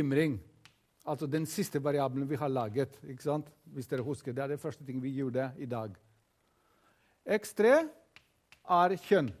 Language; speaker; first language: Norwegian; non-native, fluent; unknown